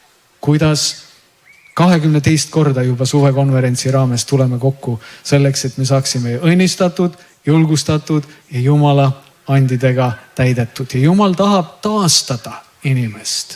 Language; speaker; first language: Estonian; native; Estonian